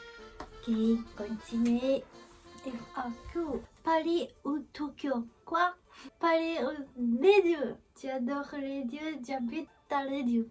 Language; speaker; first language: French; non-native, learner; Japanese